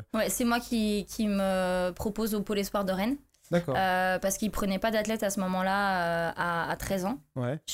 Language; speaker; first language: French; native; French